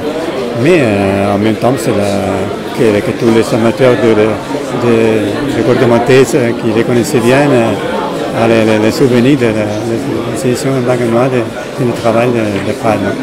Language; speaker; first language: French; non-native, fluent; Spanish